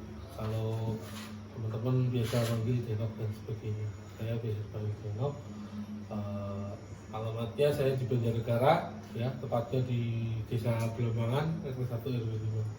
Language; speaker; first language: Indonesian; native; Indonesian